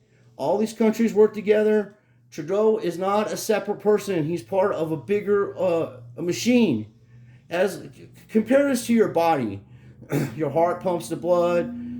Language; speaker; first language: English; native; English